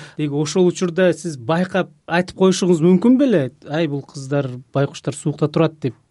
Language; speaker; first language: Kyrgyz; native; Kyrgyz